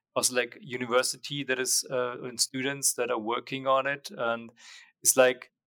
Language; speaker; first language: English; non-native, fluent; German